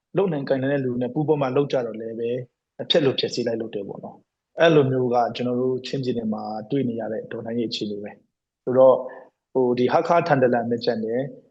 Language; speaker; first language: Burmese; non-native, local second language; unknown